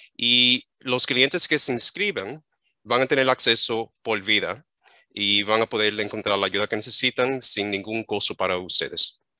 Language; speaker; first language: Spanish; early bilingual, heritage; English